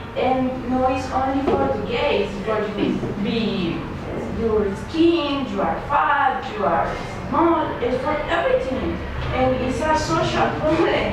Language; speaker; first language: English; non-native, learner; Spanish